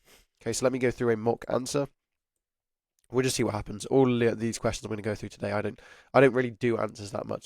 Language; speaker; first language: English; native; English